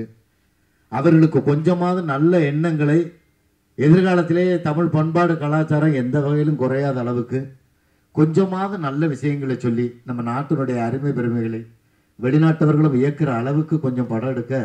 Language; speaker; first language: Tamil; native; Tamil